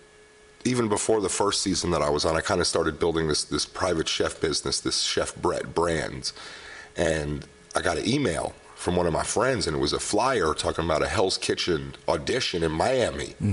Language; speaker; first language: English; native; English